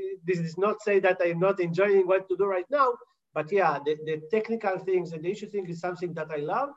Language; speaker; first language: English; non-native, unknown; Hebrew